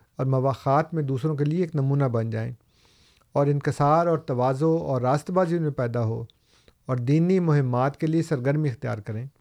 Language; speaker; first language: Urdu; native; Urdu